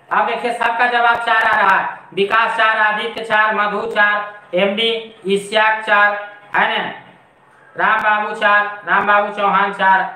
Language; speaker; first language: Hindi; native; Hindi